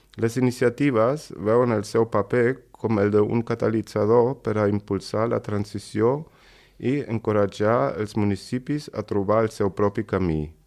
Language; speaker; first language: Catalan; native; Catalan